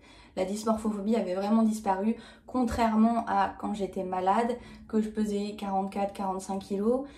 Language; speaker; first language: French; native; French